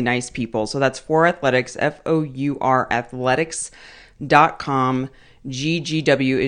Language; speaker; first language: English; native; English